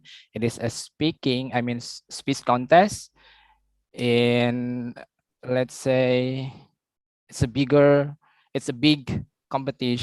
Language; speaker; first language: English; non-native, learner; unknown